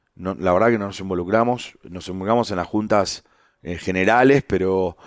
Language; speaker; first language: Spanish; native; Spanish